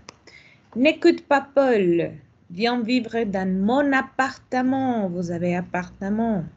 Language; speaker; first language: French; non-native, fluent; Spanish